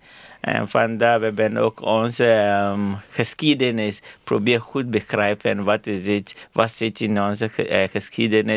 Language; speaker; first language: Dutch; non-native, learner; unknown